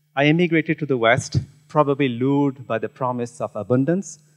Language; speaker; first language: English; non-native, local second language; Tamil